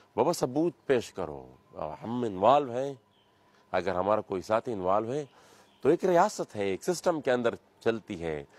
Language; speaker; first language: Urdu; non-native, local second language; Pashto